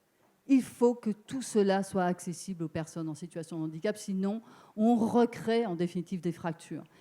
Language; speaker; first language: French; native; French